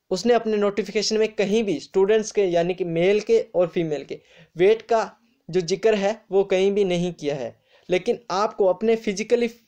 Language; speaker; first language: Hindi; native; Hindi